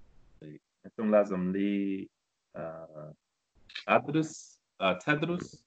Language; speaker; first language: Arabic; non-native, learner; English